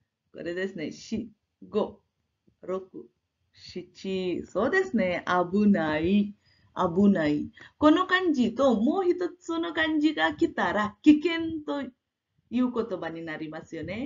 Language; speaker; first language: Japanese; non-native, fluent; Marathi